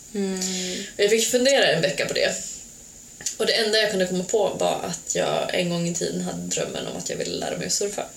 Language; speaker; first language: Swedish; early bilingual, other home language; Hungarian